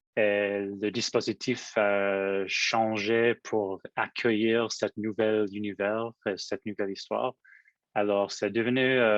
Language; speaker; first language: French; non-native, local second language; English